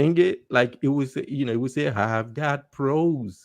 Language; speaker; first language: English; native; English